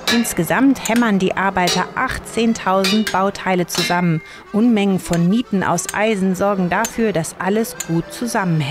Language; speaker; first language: German; native; German